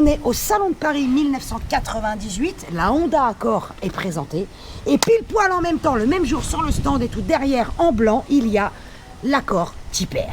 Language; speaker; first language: French; native; French